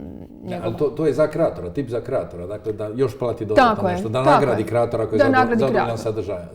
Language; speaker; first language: Croatian; native; Croatian